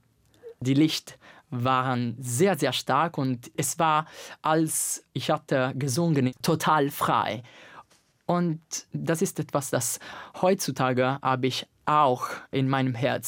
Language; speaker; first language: German; non-native, learner; Italian